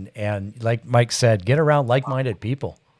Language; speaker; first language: English; native; English